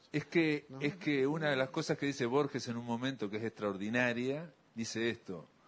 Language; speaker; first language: Spanish; native; Spanish